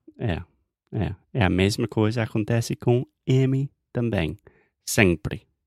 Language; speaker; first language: Portuguese; non-native, fluent; English